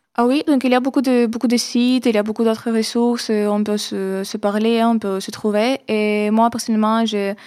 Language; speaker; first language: French; non-native, fluent; Ukrainian